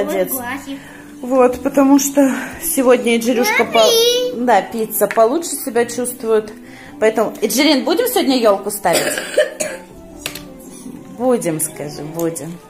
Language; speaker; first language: Russian; native; Russian